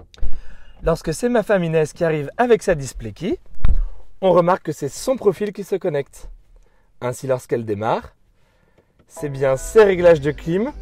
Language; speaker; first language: French; native; French